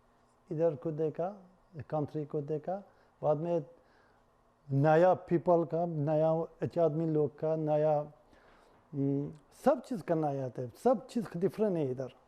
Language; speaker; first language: Hindi; non-native, learner; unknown